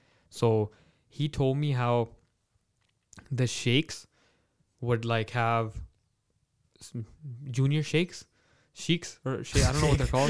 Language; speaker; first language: English; early bilingual, other home language; Punjabi